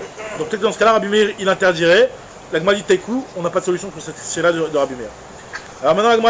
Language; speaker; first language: French; native; French